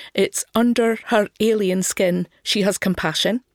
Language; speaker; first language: English; native; English